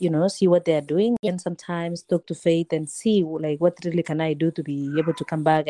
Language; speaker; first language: English; non-native, local second language; Kalenjin